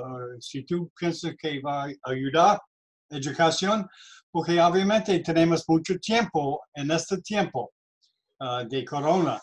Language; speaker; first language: Spanish; non-native, learner; English